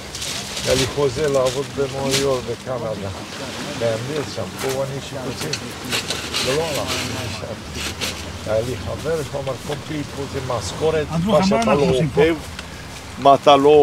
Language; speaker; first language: Hebrew; non-native, learner; Romanian